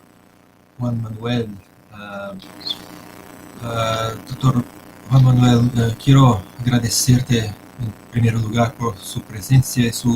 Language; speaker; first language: Spanish; non-native, fluent; Portuguese